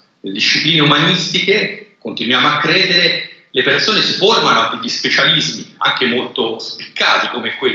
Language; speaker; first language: Italian; native; Italian